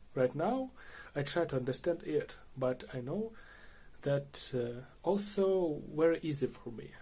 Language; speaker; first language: English; non-native, learner; Russian